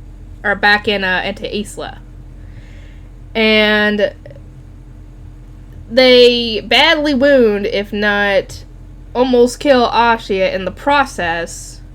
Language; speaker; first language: English; native; English